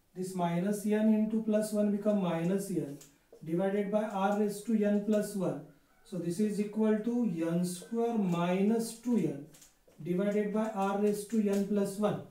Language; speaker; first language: English; non-native, local second language; Marathi